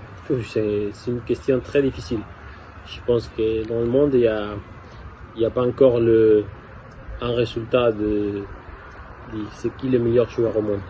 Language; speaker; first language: French; non-native, fluent; Spanish